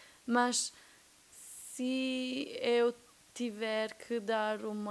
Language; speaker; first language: Portuguese; non-native, fluent; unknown